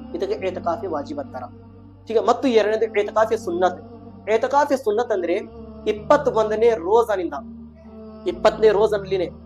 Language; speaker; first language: Kannada; non-native, local second language; Urdu